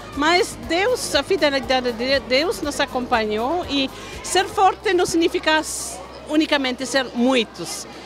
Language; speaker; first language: Portuguese; non-native, fluent; French